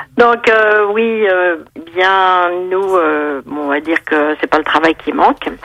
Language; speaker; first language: French; native; French